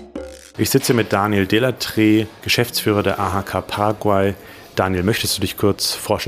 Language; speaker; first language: German; native; German